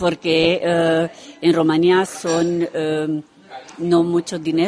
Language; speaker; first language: Spanish; non-native, learner; Romanian